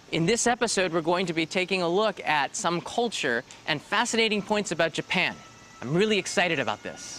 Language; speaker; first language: English; native; English